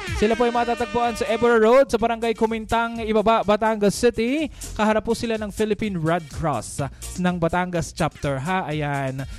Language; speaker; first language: Filipino; native; Filipino